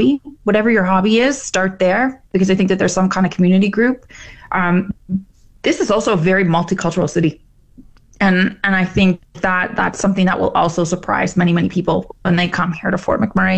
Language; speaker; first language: English; native; English